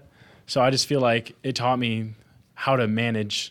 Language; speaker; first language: English; native; English